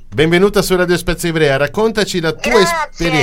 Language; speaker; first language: Italian; native; Italian